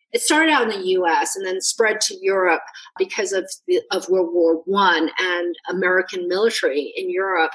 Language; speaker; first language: English; non-native, local second language; Cantonese